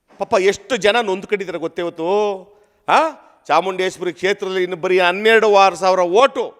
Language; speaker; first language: Kannada; native; Kannada